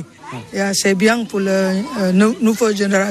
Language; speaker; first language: French; non-native, learner; Balinese